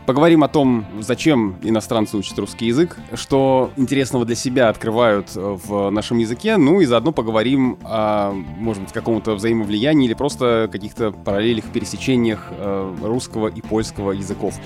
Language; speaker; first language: Russian; native; Russian